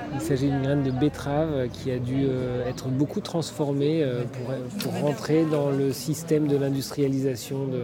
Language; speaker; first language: French; native; French